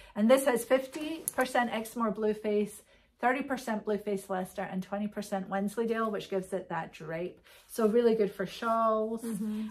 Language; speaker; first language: English; native; English